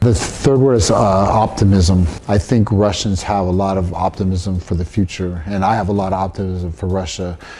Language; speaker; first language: English; native; English